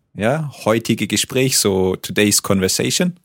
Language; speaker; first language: German; native; German